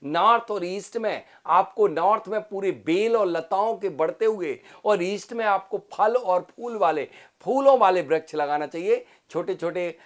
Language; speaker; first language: Hindi; native; Hindi